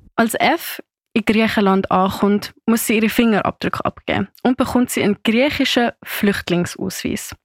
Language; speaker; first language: German; native; German